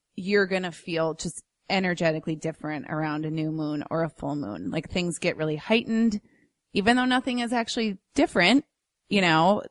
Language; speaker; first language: English; native; English